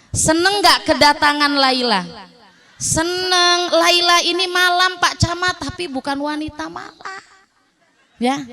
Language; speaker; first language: Indonesian; native; Indonesian